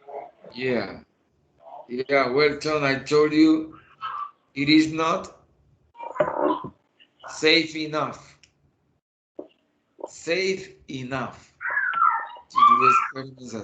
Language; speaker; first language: English; non-native, fluent; Spanish